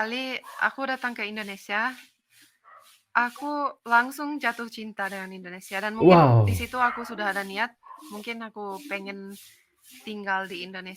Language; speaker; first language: Indonesian; non-native, fluent; Finnish